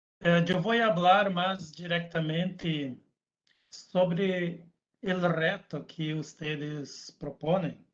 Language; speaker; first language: Spanish; non-native, learner; Portuguese